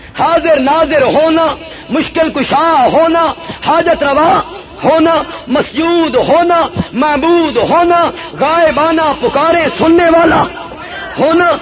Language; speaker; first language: Urdu; non-native, local second language; Punjabi